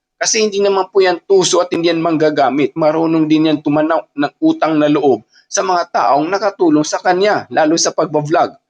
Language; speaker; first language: Filipino; non-native, local second language; Waray